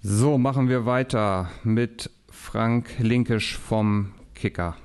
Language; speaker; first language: German; native; German